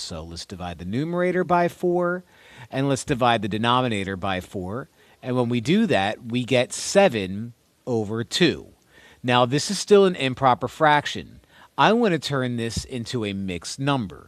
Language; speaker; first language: English; native; English